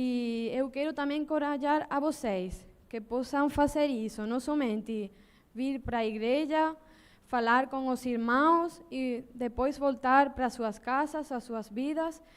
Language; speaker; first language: Portuguese; non-native, learner; Spanish